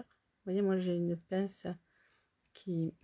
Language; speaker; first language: French; native; French